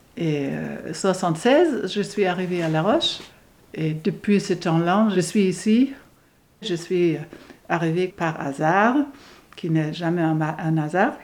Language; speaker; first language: French; non-native, fluent; German